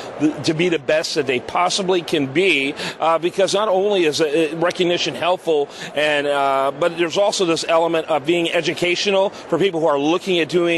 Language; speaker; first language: English; native; English